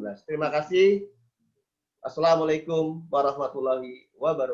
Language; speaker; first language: Indonesian; native; Indonesian